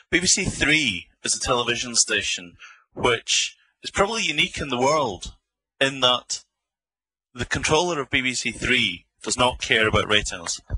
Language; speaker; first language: English; native; English